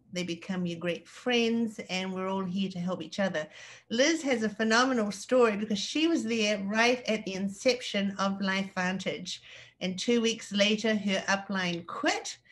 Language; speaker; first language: English; native; English